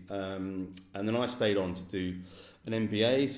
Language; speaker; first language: English; native; English